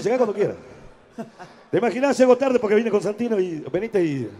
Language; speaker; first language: Spanish; native; Spanish